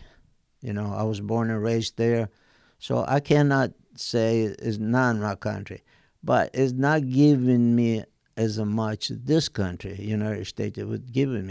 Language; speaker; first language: English; non-native, fluent; Italian